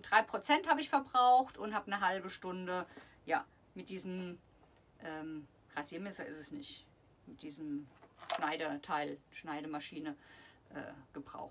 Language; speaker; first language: German; native; German